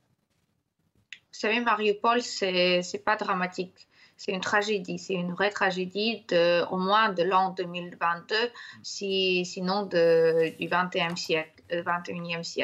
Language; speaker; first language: French; non-native, fluent; Ukrainian